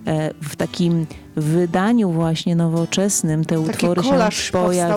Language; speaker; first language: Polish; native; Polish